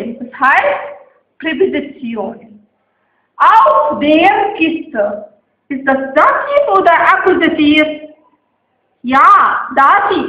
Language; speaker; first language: German; non-native, fluent; Arabic